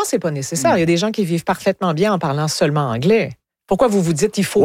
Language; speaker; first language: French; native; French